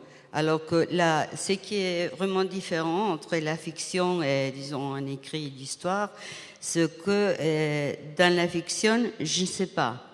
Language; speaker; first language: French; non-native, fluent; Spanish